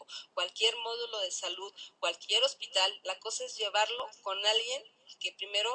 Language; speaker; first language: Spanish; native; Spanish